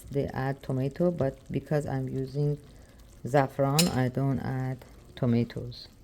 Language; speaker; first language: English; non-native, learner; Persian